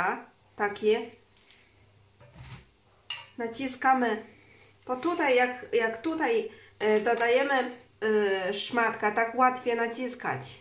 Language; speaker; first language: Polish; non-native, learner; Chinese